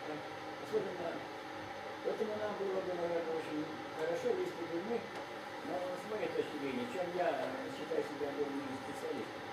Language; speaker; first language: Russian; native; Russian